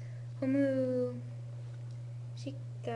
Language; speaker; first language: Japanese; non-native, learner; English